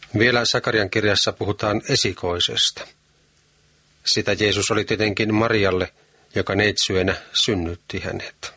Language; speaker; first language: Finnish; native; Finnish